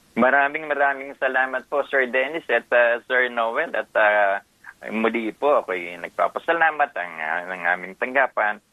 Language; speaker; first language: Filipino; native; Filipino